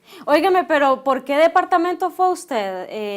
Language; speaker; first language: Spanish; native; Spanish